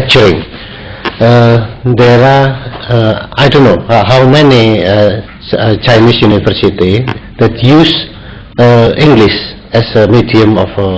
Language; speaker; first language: English; non-native, fluent; Indonesian